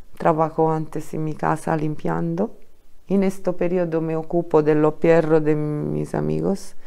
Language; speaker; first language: Spanish; non-native, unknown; Italian